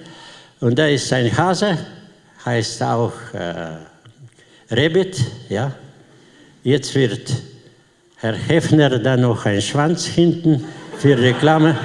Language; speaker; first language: German; non-native, learner; Slovenian